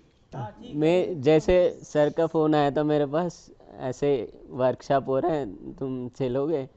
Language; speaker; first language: Hindi; non-native, local second language; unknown